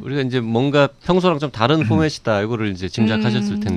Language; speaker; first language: Korean; native; Korean